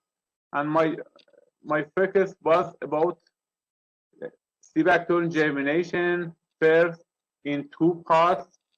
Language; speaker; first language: English; non-native, learner; Persian